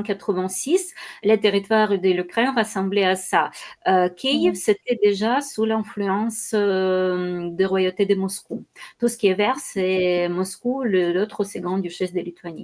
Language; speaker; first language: French; non-native, fluent; Ukrainian